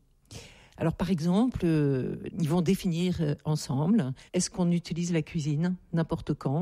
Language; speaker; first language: French; native; French